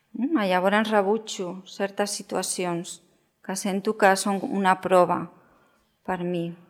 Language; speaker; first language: Catalan; non-native, local second language; Spanish